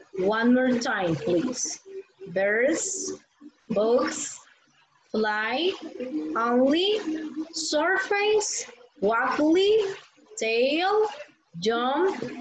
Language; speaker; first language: English; non-native, learner; Spanish